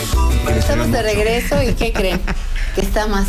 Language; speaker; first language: Spanish; native; Spanish